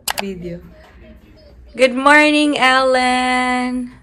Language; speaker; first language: English; non-native, local second language; Filipino